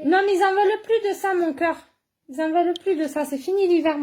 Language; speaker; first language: French; native; French